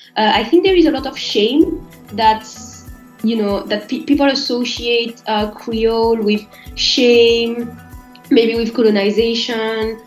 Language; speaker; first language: English; non-native, fluent; French